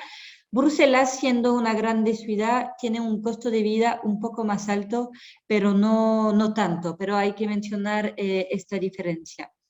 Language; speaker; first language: Spanish; non-native, fluent; French